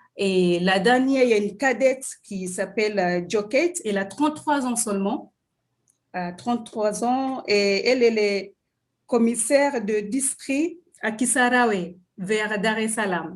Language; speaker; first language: French; non-native, fluent; Swahili